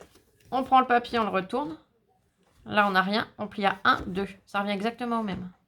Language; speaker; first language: French; native; French